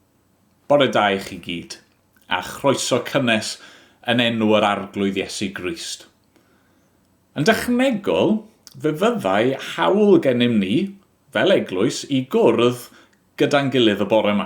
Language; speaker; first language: Welsh; native; Welsh